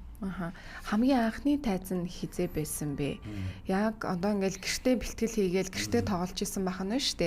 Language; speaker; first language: Mongolian; native; Mongolian